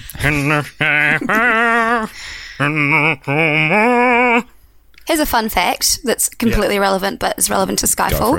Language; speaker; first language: English; native; English